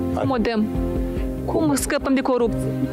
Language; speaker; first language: Romanian; native; Romanian